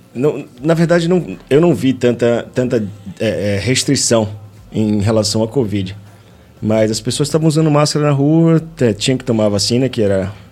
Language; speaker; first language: Portuguese; native; Portuguese